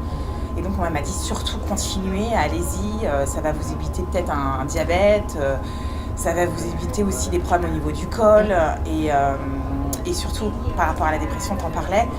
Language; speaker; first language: French; native; French